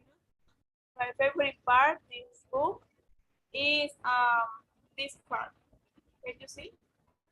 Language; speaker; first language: English; non-native, learner; Spanish